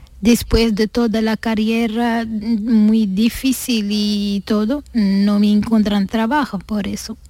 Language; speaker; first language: Spanish; non-native, learner; Arabic